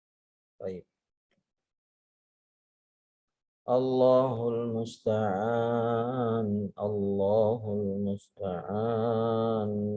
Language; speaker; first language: Arabic; non-native, fluent; Indonesian